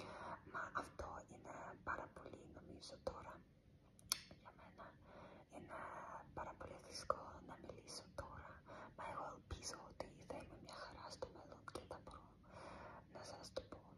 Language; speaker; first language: Greek; non-native, learner; Ukrainian